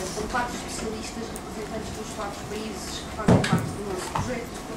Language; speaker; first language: Portuguese; native; Portuguese